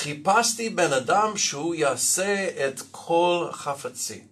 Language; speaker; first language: Hebrew; non-native, fluent; English